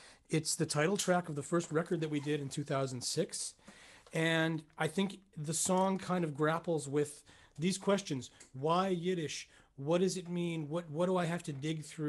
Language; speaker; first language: English; native; English